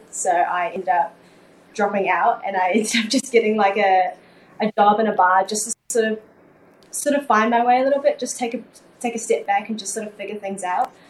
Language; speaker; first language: English; native; English